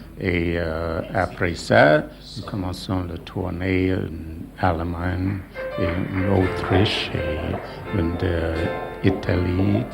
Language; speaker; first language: French; non-native, learner; English